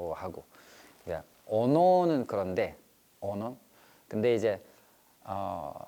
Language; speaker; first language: Korean; non-native, fluent; Russian